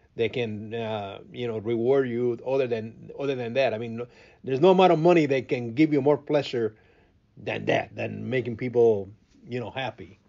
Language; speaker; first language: English; non-native, fluent; Spanish